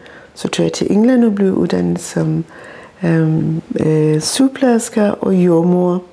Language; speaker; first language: Danish; non-native, local second language; Masai